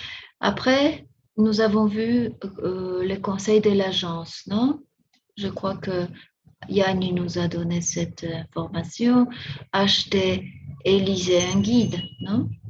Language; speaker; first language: French; non-native, fluent; Spanish